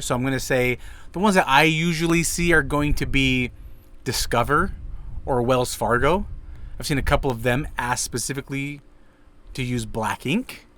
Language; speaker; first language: English; native; English